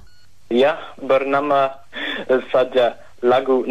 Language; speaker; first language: Indonesian; non-native, learner; English